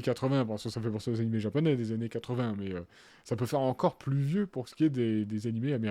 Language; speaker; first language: French; native; French